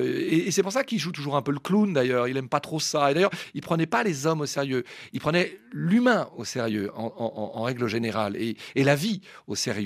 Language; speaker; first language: French; native; French